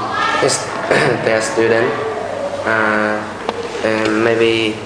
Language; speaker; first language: English; non-native, learner; Vietnamese